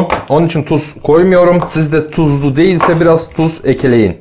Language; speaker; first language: Turkish; native; Turkish